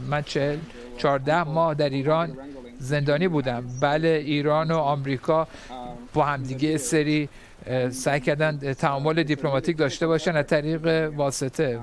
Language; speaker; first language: Persian; non-native, fluent; Chinese